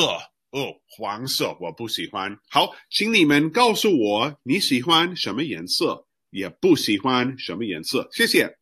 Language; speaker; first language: Chinese; non-native, fluent; English